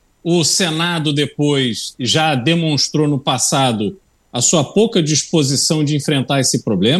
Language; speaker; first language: Portuguese; native; Portuguese